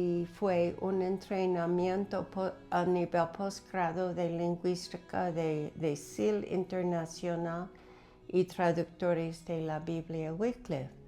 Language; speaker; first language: Spanish; non-native, fluent; English